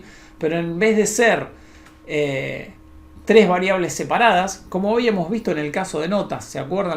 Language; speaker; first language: Spanish; native; Spanish